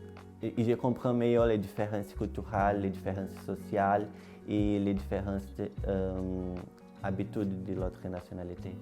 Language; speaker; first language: French; non-native, learner; Portuguese